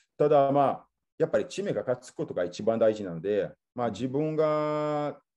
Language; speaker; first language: Japanese; non-native, fluent; Portuguese